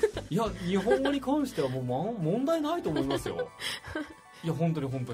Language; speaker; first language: Japanese; native; Japanese